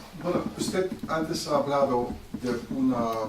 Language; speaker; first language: Spanish; non-native, fluent; German